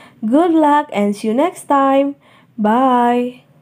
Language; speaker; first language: English; non-native, fluent; Indonesian